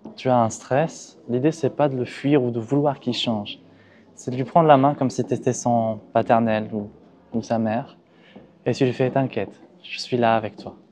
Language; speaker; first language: French; early bilingual, other home language; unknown